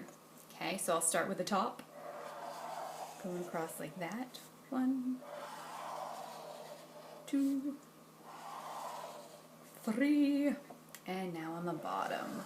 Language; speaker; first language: English; native; English